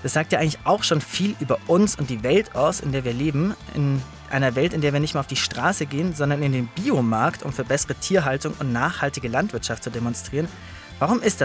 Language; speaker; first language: German; native; German